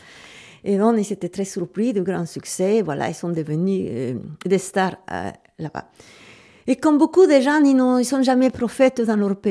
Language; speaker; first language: French; native; French